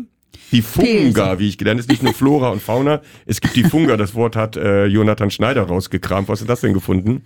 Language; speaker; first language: German; native; German